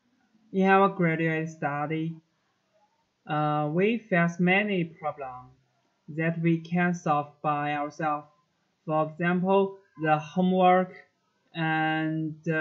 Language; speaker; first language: English; non-native, learner; Chinese